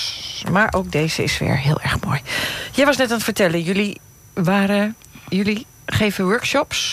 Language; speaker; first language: Dutch; native; Dutch